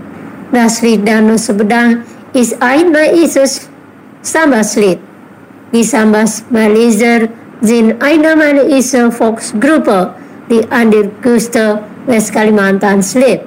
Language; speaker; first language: German; non-native, learner; Indonesian